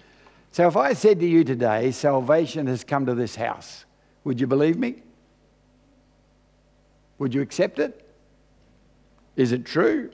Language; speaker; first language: English; native; English